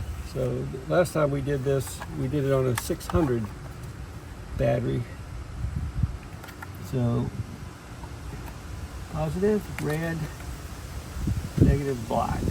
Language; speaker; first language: English; native; English